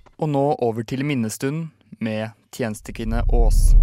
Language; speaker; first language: Norwegian; native; Norwegian